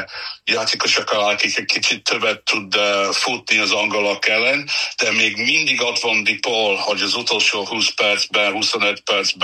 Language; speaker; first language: Hungarian; non-native, fluent; English